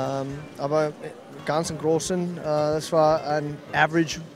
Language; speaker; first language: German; non-native, fluent; English